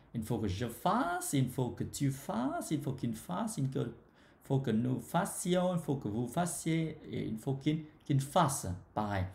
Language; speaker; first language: French; non-native, fluent; Vietnamese